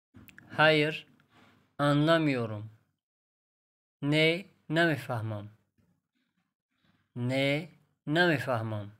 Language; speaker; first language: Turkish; non-native, fluent; Persian